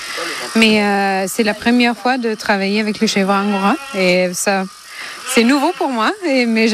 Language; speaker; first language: French; non-native, fluent; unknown